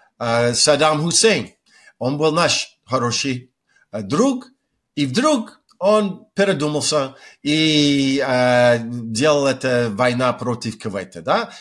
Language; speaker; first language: Russian; non-native, fluent; English